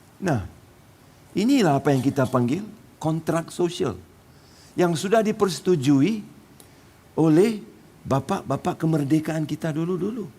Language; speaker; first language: Malay; non-native, local second language; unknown